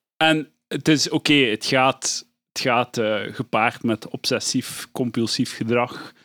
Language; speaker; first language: Dutch; native; Dutch